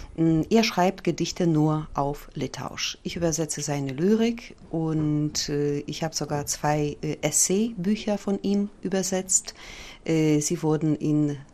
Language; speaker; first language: German; non-native, fluent; Polish